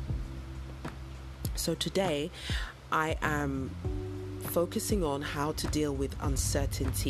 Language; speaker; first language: English; native; English